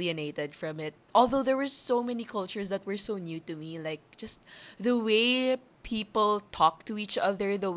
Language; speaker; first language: English; non-native, local second language; Hiligaynon